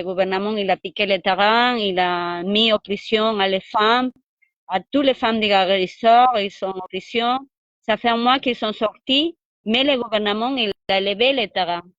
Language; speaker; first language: French; non-native, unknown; Spanish